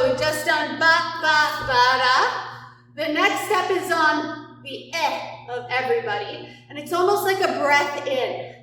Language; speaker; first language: English; native; English